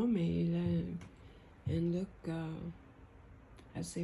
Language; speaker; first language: French; non-native, fluent; English